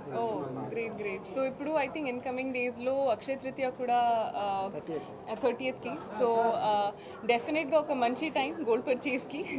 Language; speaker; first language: Telugu; non-native, learner; Hindi